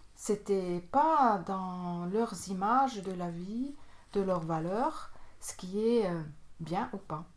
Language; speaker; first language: French; native; French